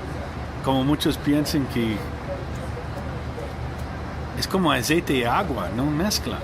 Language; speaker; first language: Spanish; non-native, learner; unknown